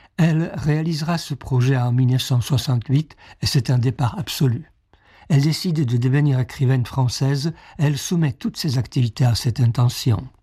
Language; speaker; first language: French; non-native, fluent; Czech